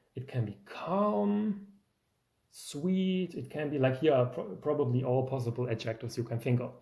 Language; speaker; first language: English; non-native, fluent; German